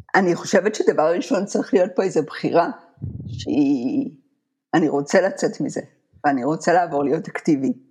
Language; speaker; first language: Hebrew; native; Hebrew